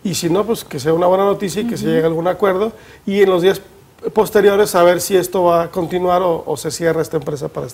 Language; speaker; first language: Spanish; native; Spanish